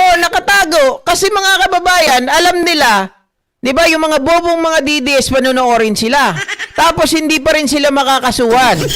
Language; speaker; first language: Filipino; native; Filipino